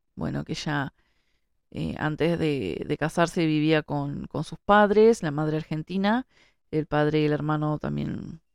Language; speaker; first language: Spanish; native; Spanish